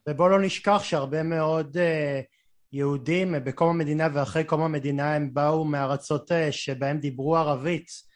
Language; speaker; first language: Hebrew; native; Hebrew